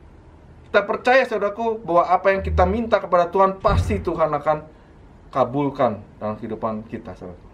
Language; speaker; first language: Indonesian; native; Indonesian